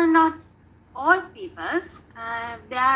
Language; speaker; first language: English; non-native, learner; Sinhala